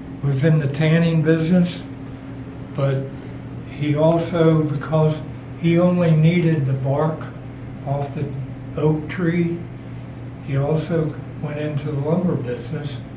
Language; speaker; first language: English; native; English